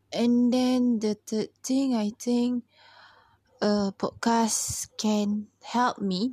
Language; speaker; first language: English; non-native, learner; Malay